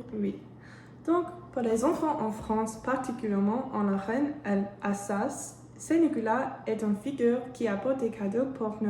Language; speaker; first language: French; non-native, learner; English